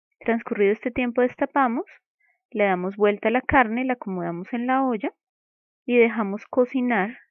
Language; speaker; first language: Spanish; native; Spanish